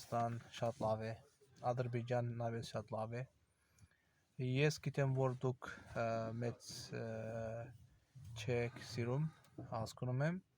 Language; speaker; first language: Armenian; non-native, learner; Azerbaijani